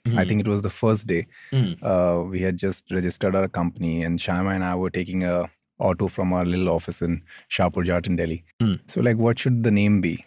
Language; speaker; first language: English; non-native, local second language; Hindi